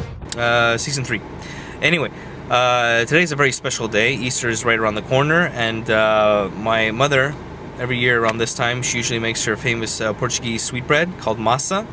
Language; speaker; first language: English; early bilingual, other home language; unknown